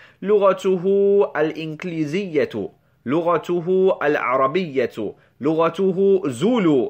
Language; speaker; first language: Arabic; non-native, fluent; English